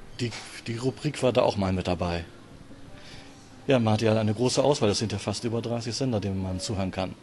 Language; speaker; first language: German; native; German